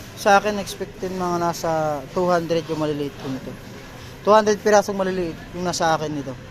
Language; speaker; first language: Filipino; native; Filipino